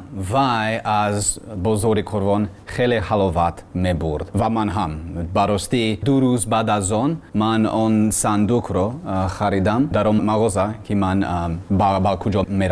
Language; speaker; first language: Tajik; non-native, learner; English